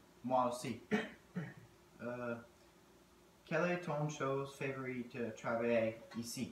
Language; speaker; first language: French; non-native, learner; English